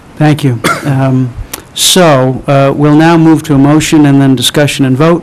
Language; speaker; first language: English; native; English